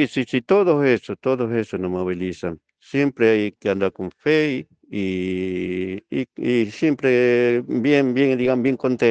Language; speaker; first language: Spanish; native; Spanish